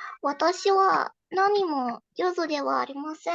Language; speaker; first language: Japanese; non-native, learner; Indonesian